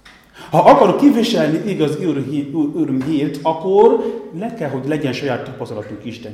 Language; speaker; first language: Hungarian; non-native, fluent; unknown